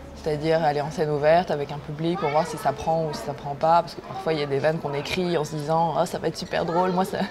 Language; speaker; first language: French; early bilingual, other home language; Korean